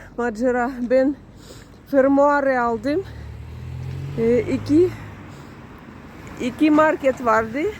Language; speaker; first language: Turkish; non-native, learner; Russian